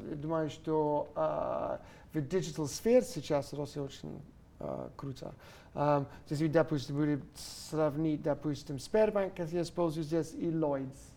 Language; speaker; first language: Russian; non-native, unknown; English